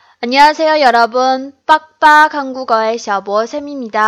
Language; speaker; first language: Korean; non-native, fluent; Chinese